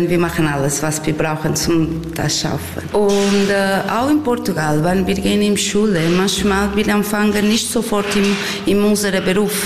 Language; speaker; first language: German; non-native, learner; Portuguese